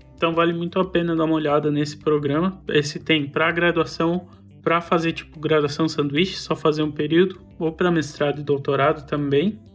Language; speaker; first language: Portuguese; native; Portuguese